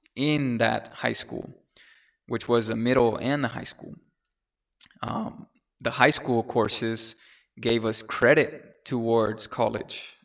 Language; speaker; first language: English; early bilingual, other home language; Spanish